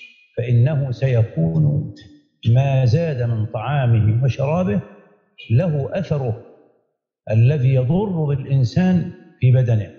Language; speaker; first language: Arabic; native; Arabic